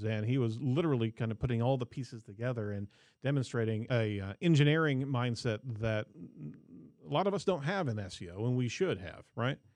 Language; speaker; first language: English; native; English